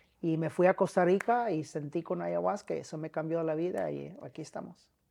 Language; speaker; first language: Spanish; early bilingual, heritage; Spanish